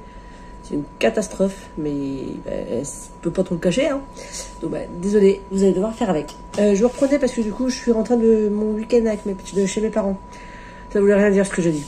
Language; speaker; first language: French; native; French